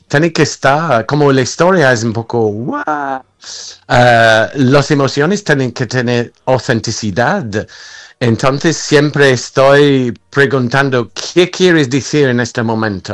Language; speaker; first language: Spanish; non-native, fluent; English